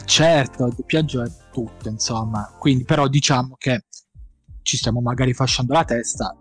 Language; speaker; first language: Italian; native; Italian